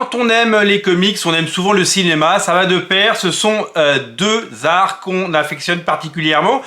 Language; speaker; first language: French; native; French